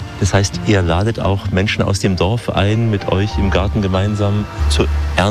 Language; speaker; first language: German; native; German